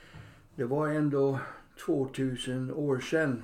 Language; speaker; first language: Swedish; non-native, fluent; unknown